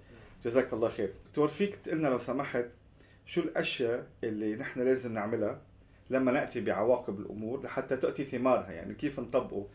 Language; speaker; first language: Arabic; native; Arabic